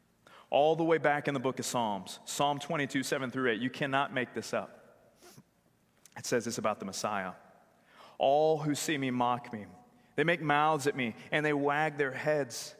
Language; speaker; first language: English; native; English